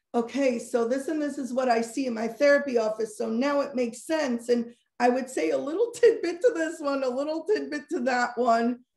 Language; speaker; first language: English; native; English